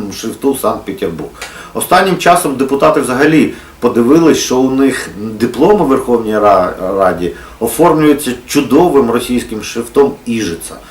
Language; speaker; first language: Ukrainian; non-native, local second language; Russian